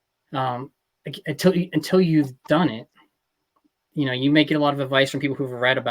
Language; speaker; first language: English; native; English